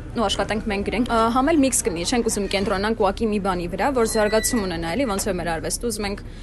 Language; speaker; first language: Armenian; early bilingual, heritage; Armenian